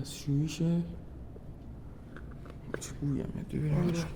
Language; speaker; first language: Persian; native; Persian